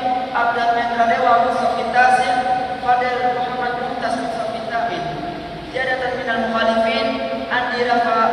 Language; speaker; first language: Arabic; non-native, learner; Indonesian